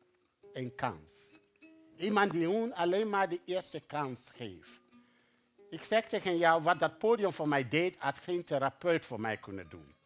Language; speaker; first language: Dutch; non-native, fluent; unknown